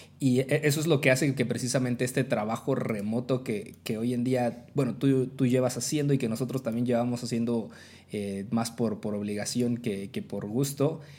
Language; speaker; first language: Spanish; native; Spanish